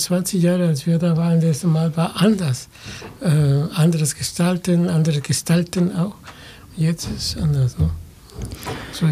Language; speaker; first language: German; non-native, fluent; Spanish